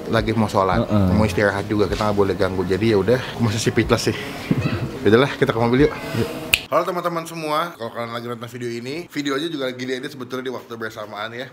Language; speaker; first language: Indonesian; native; Indonesian